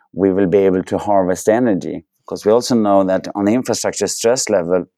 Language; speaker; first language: English; non-native, fluent; Swedish